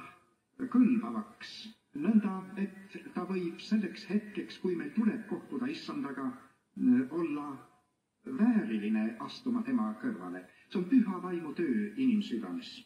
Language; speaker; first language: Estonian; native; Estonian